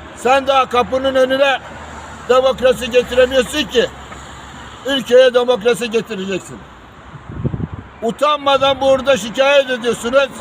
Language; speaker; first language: Turkish; native; Turkish